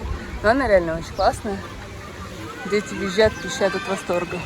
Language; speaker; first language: Russian; native; Russian